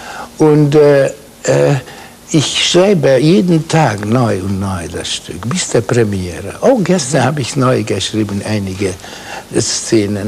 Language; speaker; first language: German; non-native, fluent; Hungarian